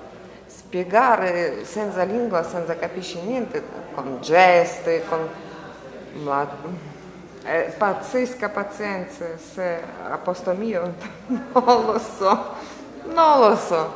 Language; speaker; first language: Italian; non-native, learner; Ukrainian